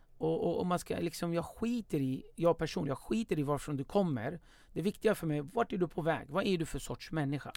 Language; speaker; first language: Swedish; early bilingual, other home language; Kurdish